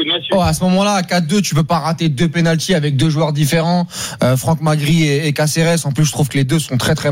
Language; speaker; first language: French; native; French